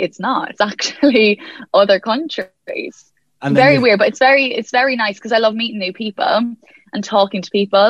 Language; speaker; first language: English; native; English